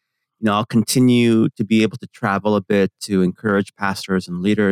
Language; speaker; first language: English; early bilingual, other home language; Korean